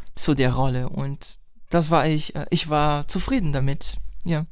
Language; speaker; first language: German; non-native, fluent; Portuguese